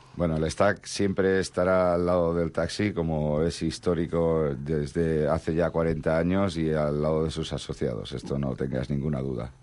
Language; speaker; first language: Spanish; non-native, local second language; Catalan